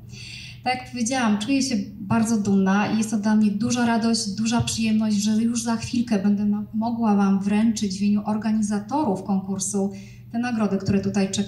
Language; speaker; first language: Polish; native; Polish